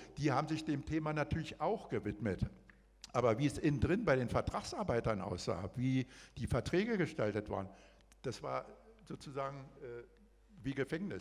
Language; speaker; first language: German; native; German